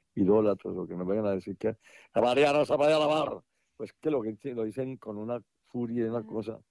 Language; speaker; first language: Spanish; native; Spanish